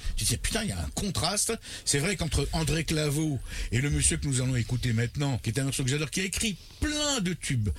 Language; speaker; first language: French; early bilingual, other home language; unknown